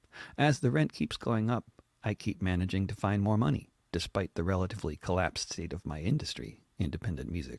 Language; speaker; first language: English; native; English